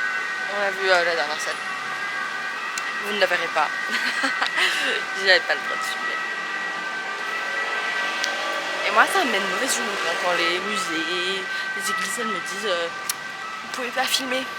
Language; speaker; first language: French; native; French